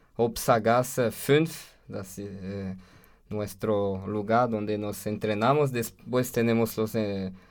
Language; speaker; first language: Spanish; non-native, fluent; French